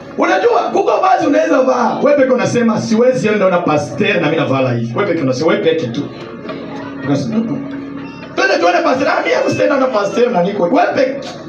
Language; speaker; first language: Swahili; non-native, local second language; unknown